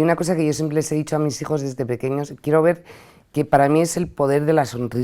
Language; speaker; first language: Spanish; native; Spanish